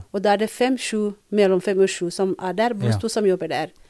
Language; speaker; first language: Norwegian; non-native, fluent; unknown